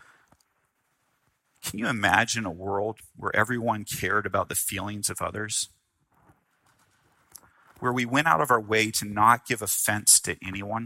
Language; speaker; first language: English; native; English